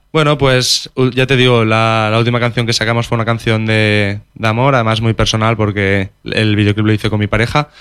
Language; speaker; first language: Spanish; non-native, local second language; Catalan